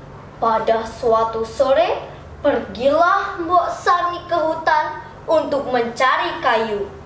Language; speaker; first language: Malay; non-native, local second language; Balinese